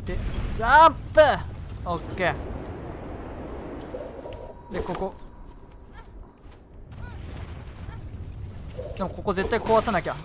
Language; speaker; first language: Japanese; native; Japanese